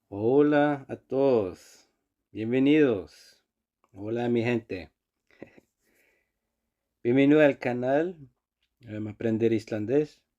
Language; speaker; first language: Spanish; non-native, fluent; Icelandic